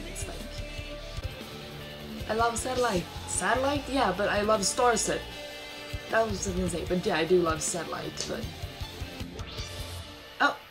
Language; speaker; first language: English; non-native, fluent; Swedish